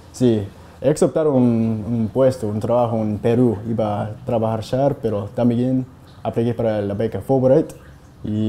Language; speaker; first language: Spanish; non-native, fluent; English